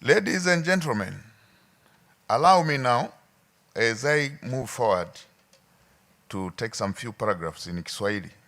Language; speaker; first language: English; non-native, local second language; Swahili